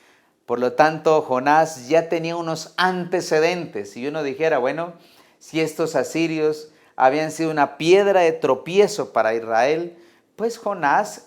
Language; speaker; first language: Spanish; native; Spanish